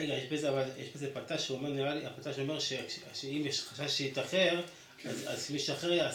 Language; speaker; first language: Hebrew; native; Hebrew